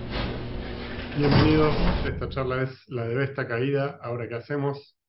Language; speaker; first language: Spanish; native; Spanish